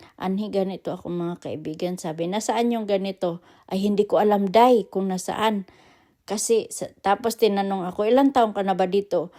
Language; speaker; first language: Filipino; non-native, local second language; Cebuano